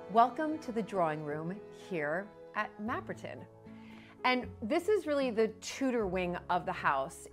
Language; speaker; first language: English; native; English